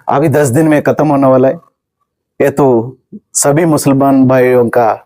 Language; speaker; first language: Hindi; non-native, local second language; Kannada